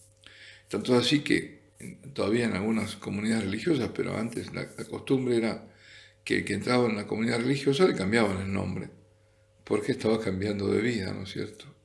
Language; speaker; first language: Spanish; native; Spanish